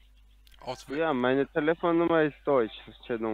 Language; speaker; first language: German; non-native, learner; Italian